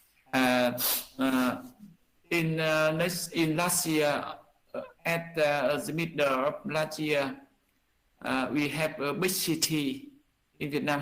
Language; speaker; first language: English; non-native, learner; Vietnamese